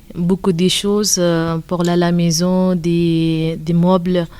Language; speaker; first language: French; non-native, learner; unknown